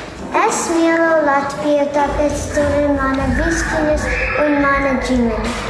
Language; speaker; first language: Latvian; early bilingual, heritage; Latvian